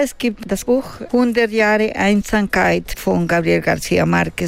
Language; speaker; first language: German; non-native, learner; Spanish